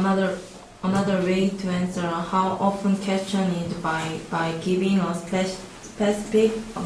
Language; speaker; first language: English; non-native, learner; Korean